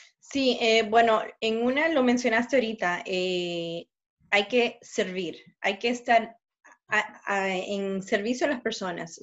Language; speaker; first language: Spanish; early bilingual, heritage; Spanish